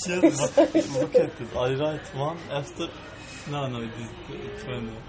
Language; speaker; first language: English; non-native, learner; Turkish